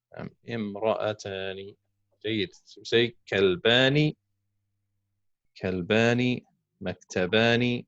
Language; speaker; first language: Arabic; non-native, fluent; English